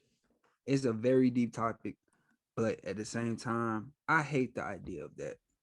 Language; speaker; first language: English; native; English